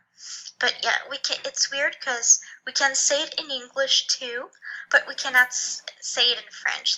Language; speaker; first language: English; non-native, fluent; French